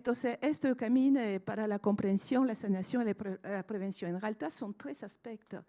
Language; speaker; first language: Spanish; non-native, fluent; French